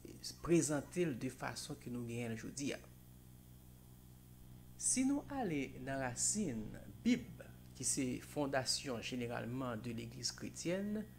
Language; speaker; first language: French; non-native, local second language; Haitian Creole